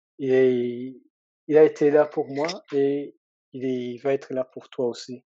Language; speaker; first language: French; non-native, local second language; Rundi